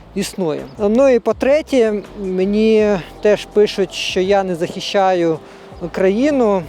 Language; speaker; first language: Ukrainian; non-native, local second language; Russian